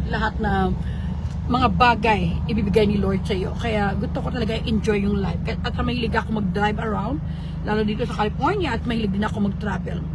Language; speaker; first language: Filipino; native; Filipino